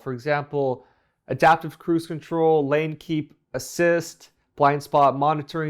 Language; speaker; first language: English; native; English